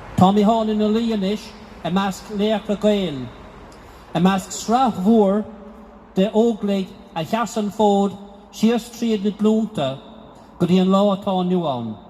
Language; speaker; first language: Irish; non-native, local second language; English